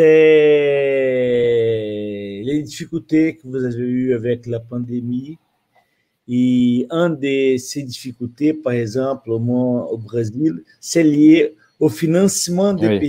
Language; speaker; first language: French; non-native, fluent; Portuguese